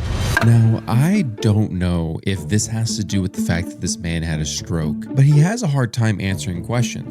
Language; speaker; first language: English; native; English